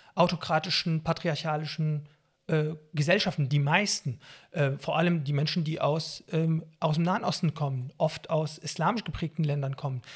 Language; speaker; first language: German; non-native, fluent; Arabic